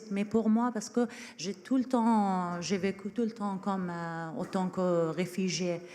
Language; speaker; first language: French; non-native, fluent; Persian